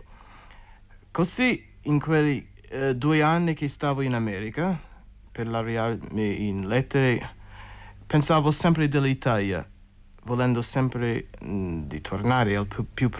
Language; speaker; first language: Italian; non-native, fluent; English